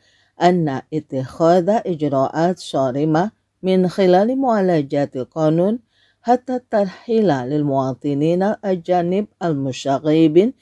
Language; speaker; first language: Arabic; non-native, fluent; Indonesian